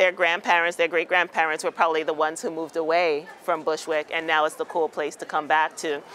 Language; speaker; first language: English; native; English